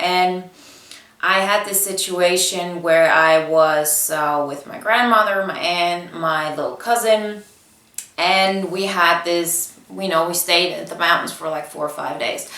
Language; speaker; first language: English; non-native, fluent; Bulgarian